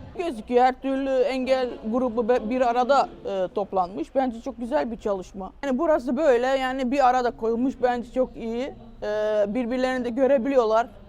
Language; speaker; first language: Turkish; early bilingual, heritage; Turkish